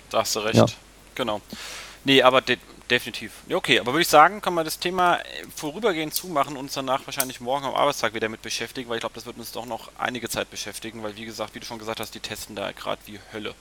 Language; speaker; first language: German; native; German